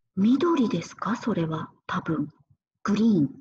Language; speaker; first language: Japanese; native; Japanese